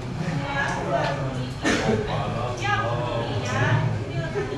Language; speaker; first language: Arabic; non-native, fluent; Indonesian